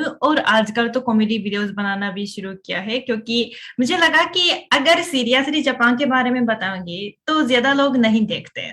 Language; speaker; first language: Hindi; non-native, fluent; Japanese